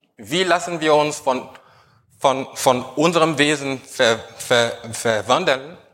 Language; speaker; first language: German; non-native, fluent; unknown